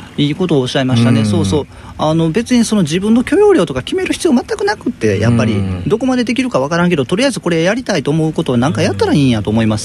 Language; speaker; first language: Japanese; native; Japanese